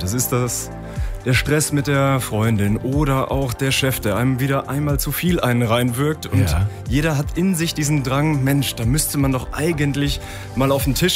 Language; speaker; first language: German; native; German